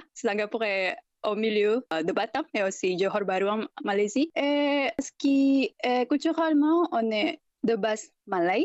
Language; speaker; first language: French; non-native, fluent; Indonesian